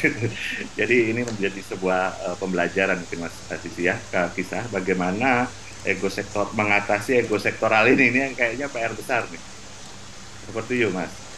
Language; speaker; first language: Indonesian; native; Indonesian